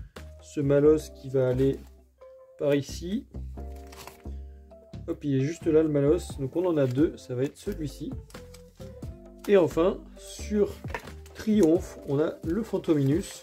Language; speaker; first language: French; native; French